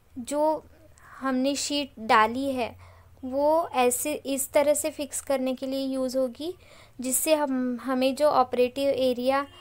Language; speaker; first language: Hindi; non-native, local second language; Marathi